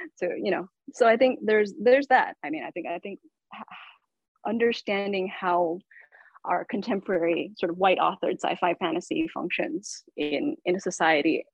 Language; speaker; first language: English; native; English